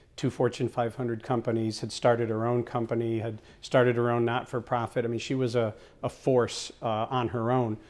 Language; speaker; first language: English; native; English